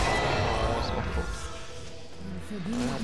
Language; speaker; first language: German; native; German